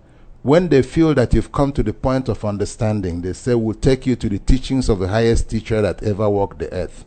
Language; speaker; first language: English; non-native, local second language; Igbo